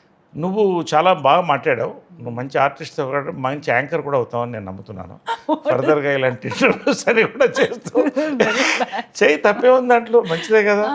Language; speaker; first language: Telugu; native; Telugu